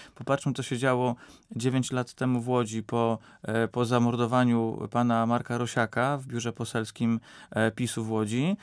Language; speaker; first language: Polish; native; Polish